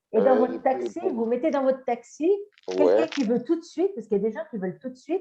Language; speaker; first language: French; native; French